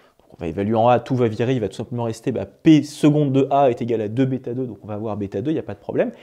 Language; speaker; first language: French; native; French